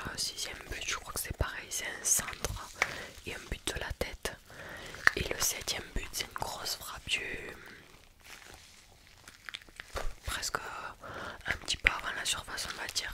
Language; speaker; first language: French; native; French